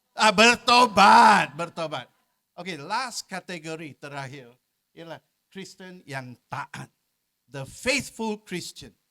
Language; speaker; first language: Malay; non-native, local second language; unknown